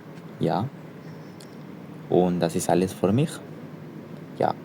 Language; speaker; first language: German; non-native, learner; Spanish